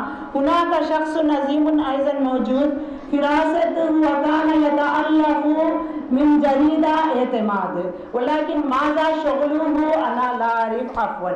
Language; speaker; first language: Arabic; non-native, learner; Urdu